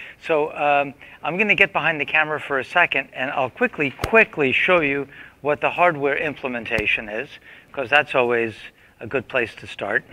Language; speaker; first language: English; native; English